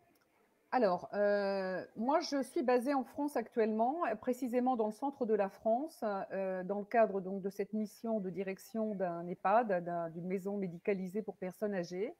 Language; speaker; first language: French; native; French